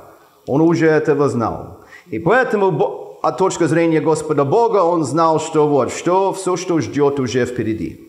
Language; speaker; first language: Russian; non-native, fluent; English